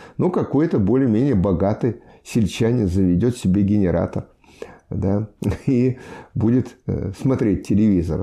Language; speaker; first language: Russian; native; Russian